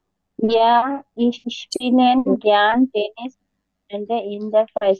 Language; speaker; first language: German; non-native, learner; Bangla